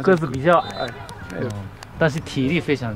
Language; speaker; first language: Chinese; non-native, fluent; Japanese